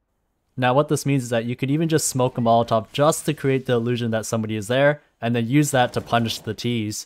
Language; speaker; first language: English; native; English